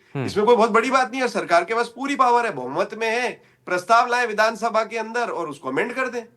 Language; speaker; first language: Hindi; native; Hindi